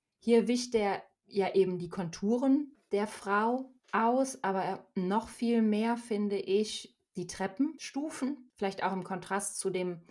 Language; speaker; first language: German; native; German